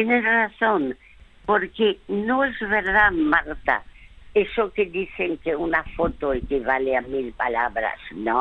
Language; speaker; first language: Spanish; early bilingual, other home language; French